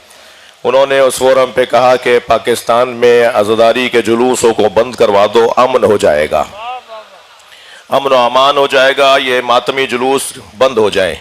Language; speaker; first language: Urdu; native; Urdu